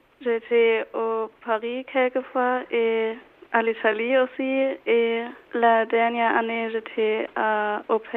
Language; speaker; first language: French; non-native, learner; German